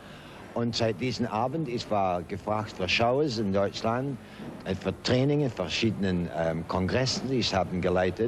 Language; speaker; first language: German; non-native, learner; English